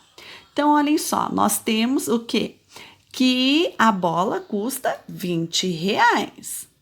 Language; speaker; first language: Portuguese; native; Portuguese